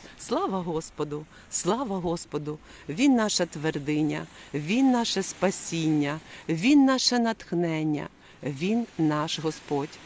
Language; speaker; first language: Ukrainian; non-native, local second language; Russian